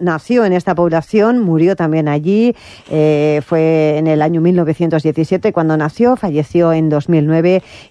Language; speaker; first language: Spanish; native; Spanish